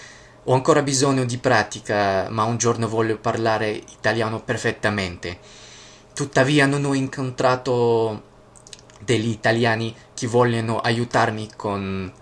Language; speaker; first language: Italian; non-native, fluent; Russian